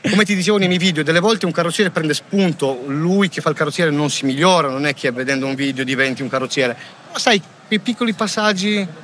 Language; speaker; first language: Italian; non-native, fluent; Romanian